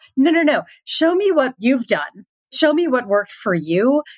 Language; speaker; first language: English; native; English